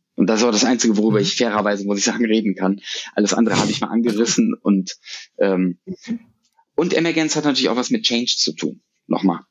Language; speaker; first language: German; native; German